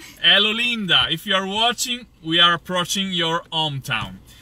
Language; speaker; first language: English; non-native, fluent; Italian